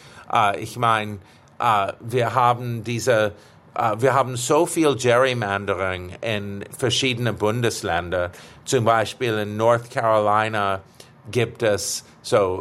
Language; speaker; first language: German; non-native, fluent; English